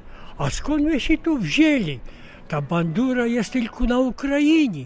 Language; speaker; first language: Polish; non-native, local second language; Ukrainian